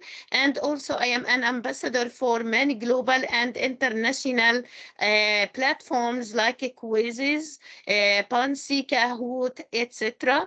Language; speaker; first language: English; non-native, fluent; Arabic